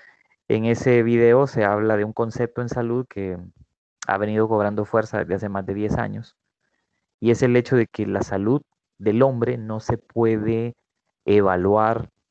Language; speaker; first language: Spanish; native; Spanish